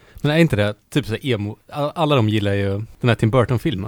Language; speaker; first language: Swedish; native; Swedish